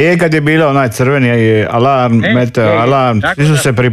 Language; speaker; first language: Serbian; native; Serbian